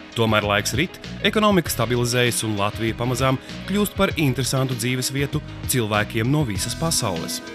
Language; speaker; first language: Latvian; native; Latvian